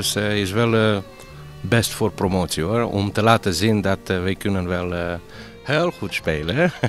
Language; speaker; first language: Dutch; non-native, fluent; Romanian